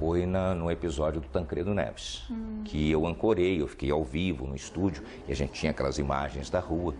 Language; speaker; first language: Portuguese; native; Portuguese